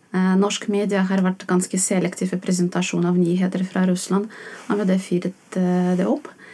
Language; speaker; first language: Norwegian; non-native, fluent; Russian